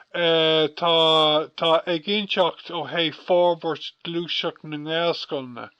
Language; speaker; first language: Irish; non-native, local second language; English